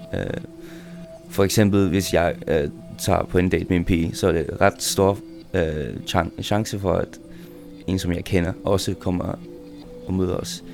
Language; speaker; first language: Danish; non-native, local second language; Faroese